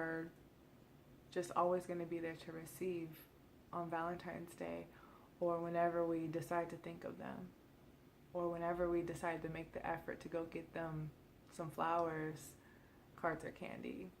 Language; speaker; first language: English; native; English